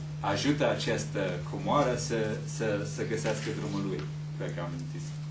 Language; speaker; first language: Romanian; non-native, fluent; English